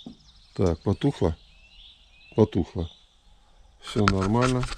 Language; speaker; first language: Russian; native; Russian